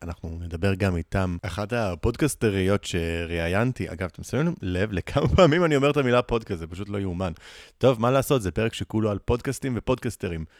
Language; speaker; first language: Hebrew; native; Hebrew